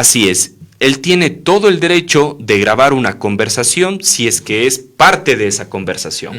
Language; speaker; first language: Spanish; native; Spanish